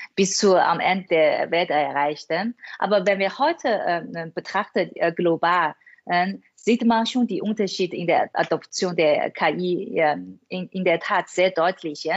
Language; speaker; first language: German; non-native, fluent; Chinese